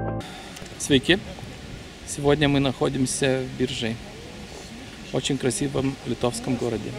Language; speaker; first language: Russian; non-native, fluent; Lithuanian